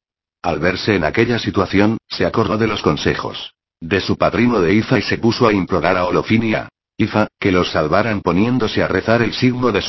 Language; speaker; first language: Spanish; native; Spanish